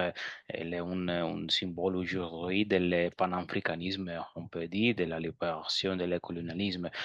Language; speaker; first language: French; non-native, learner; Spanish